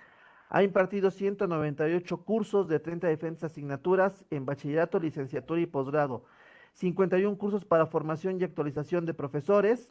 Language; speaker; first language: Spanish; native; Spanish